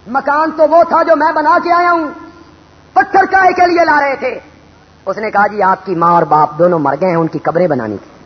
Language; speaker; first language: Urdu; non-native, local second language; Punjabi